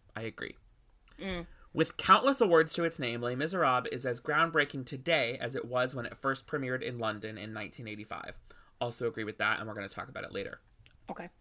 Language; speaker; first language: English; native; English